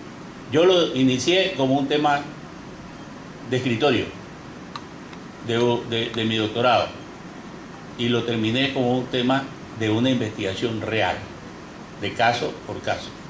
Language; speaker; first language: Spanish; native; Spanish